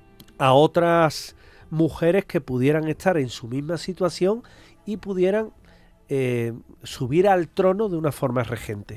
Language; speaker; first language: Spanish; native; Spanish